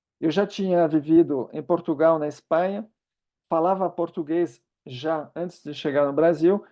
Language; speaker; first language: Portuguese; non-native, fluent; French